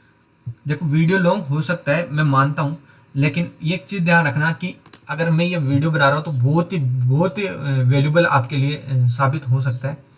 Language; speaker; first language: Hindi; native; Hindi